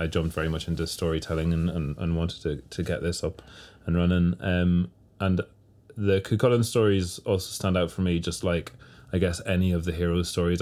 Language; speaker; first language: English; native; English